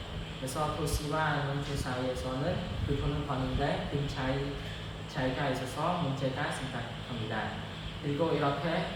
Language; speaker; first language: Korean; non-native, learner; Khmer